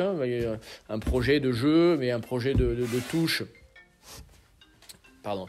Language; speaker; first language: French; native; French